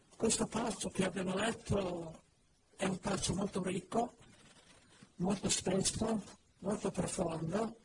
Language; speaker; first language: Italian; non-native, fluent; English